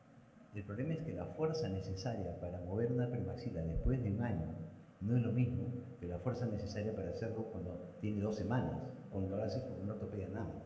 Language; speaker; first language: Spanish; native; Spanish